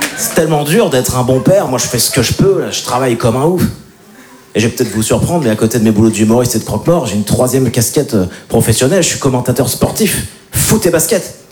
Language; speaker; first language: French; native; French